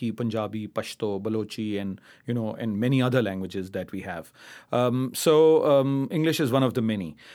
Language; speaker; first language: English; non-native, local second language; Urdu